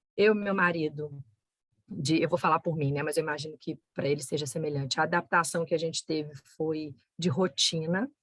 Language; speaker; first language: Portuguese; native; Portuguese